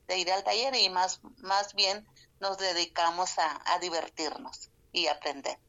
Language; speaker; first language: Spanish; non-native, local second language; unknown